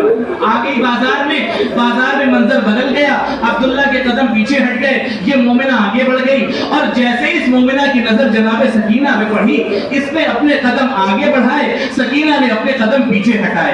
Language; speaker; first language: Urdu; native; Urdu